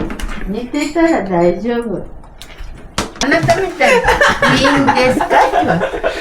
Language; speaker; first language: Japanese; native; Japanese